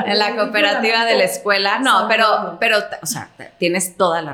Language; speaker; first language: Spanish; native; Spanish